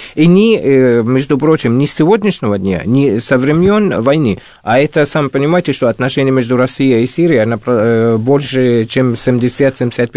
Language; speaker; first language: Russian; non-native, fluent; Arabic